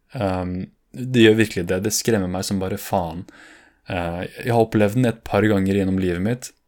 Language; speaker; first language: Norwegian; early bilingual, other home language; Kurdish